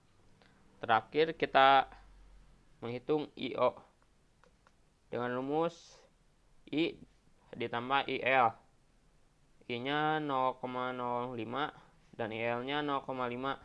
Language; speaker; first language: Indonesian; native; Indonesian